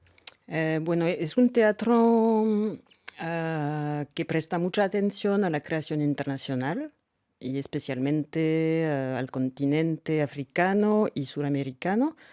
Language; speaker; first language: Spanish; non-native, fluent; French